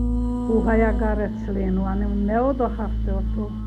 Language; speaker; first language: Hebrew; non-native, learner; Hungarian